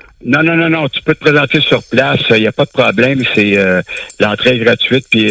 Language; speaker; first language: French; native; French